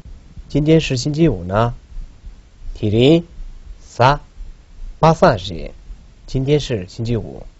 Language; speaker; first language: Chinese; non-native, local second language; Tibetan